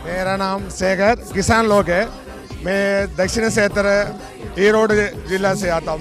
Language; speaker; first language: Hindi; non-native, local second language; Tamil